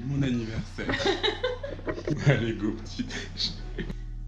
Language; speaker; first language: French; native; French